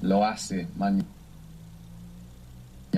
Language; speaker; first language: Spanish; non-native, fluent; English